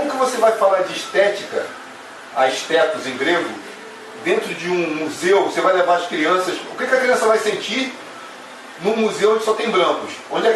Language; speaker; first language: Portuguese; native; Portuguese